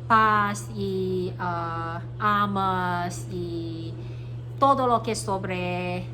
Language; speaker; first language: Spanish; non-native, learner; Cantonese